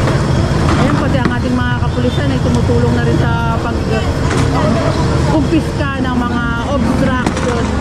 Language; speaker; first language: Filipino; native; Filipino